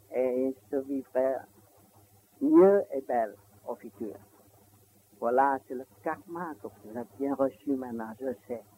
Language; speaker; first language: French; non-native, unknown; Vietnamese